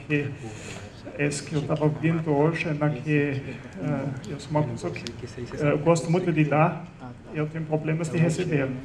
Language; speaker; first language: Portuguese; non-native, fluent; German